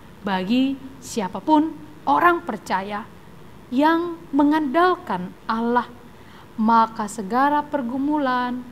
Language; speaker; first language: Indonesian; native; Indonesian